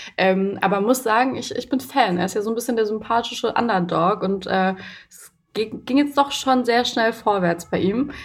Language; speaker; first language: German; early bilingual, other home language; Persian